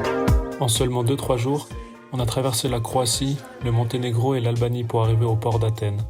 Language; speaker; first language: French; native; French